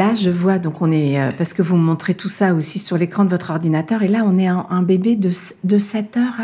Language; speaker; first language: French; native; French